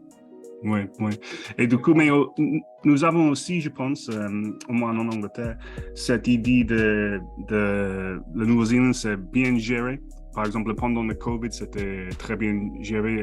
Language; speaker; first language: French; non-native, fluent; English